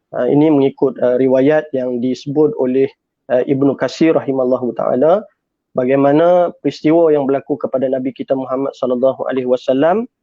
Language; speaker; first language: Malay; native; Malay